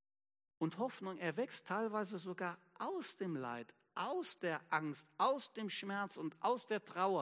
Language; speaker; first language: German; native; German